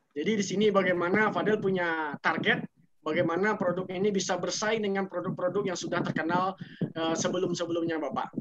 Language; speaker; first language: Indonesian; native; Indonesian